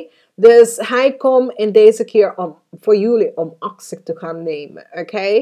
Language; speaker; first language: Dutch; non-native, fluent; English